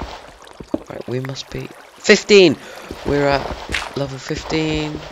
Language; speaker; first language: English; native; English